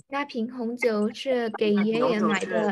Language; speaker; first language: Chinese; non-native, learner; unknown